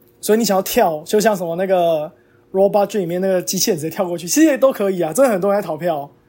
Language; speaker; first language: Chinese; native; Chinese